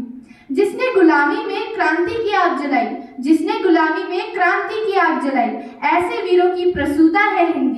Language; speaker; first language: Hindi; native; Hindi